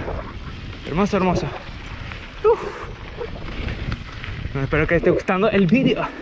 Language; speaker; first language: Spanish; native; Spanish